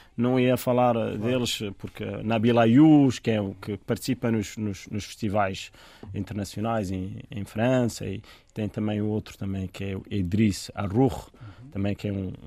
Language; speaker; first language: Portuguese; non-native, fluent; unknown